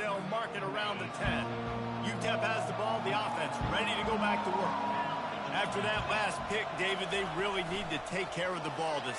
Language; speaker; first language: English; native; English